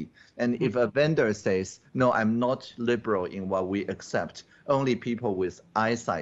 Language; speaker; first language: English; non-native, fluent; Chinese